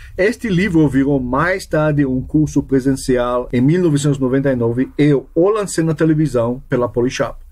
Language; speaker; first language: Portuguese; non-native, fluent; Hebrew